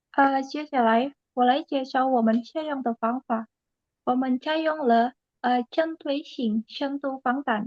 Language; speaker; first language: Chinese; non-native, learner; Indonesian